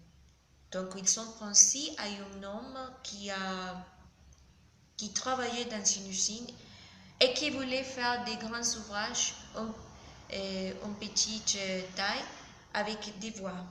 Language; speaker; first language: French; non-native, learner; Spanish